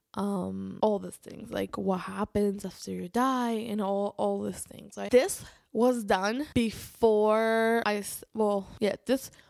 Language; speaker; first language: English; non-native, fluent; Spanish